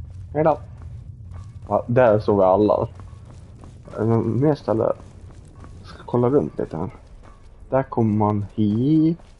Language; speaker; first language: Swedish; native; Swedish